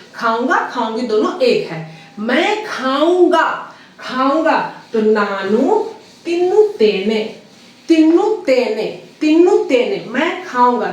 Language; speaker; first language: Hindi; native; Hindi